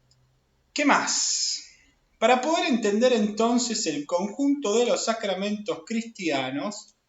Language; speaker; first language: Spanish; native; Spanish